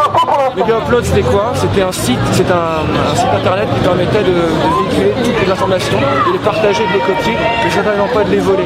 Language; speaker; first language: French; native; French